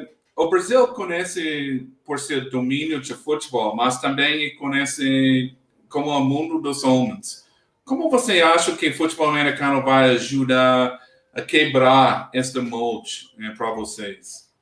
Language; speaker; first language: Portuguese; non-native, learner; English